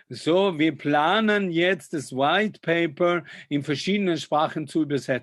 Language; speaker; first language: German; non-native, fluent; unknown